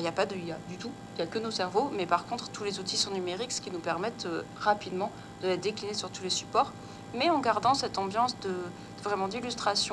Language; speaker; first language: French; native; French